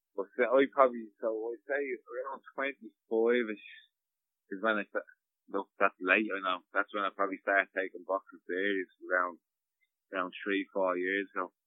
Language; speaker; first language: English; native; English